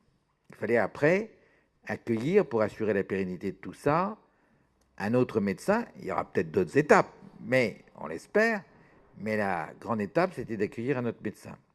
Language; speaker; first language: French; native; French